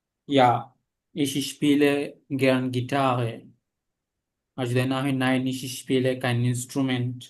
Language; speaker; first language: German; non-native, learner; Bangla